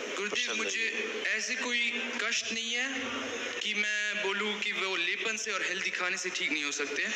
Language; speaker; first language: Hindi; early bilingual, heritage; Hindi